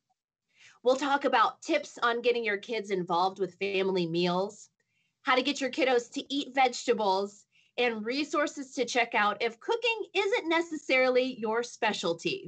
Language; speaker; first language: English; native; English